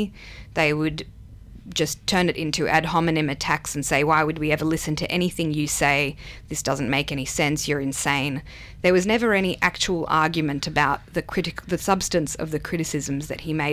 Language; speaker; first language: English; non-native, local second language; Hebrew